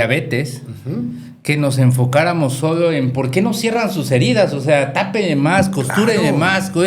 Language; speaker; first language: Spanish; native; Spanish